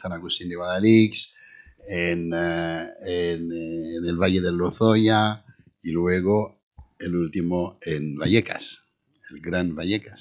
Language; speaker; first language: Spanish; non-native, fluent; Haitian Creole